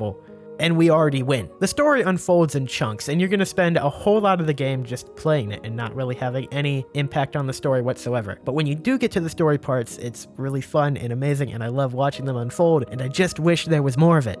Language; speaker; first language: English; native; English